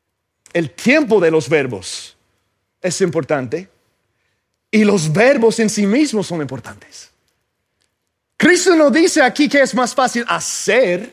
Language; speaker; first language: Spanish; non-native, fluent; English